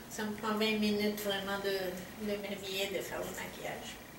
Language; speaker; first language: French; native; French